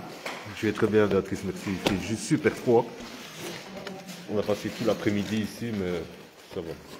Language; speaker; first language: French; native; French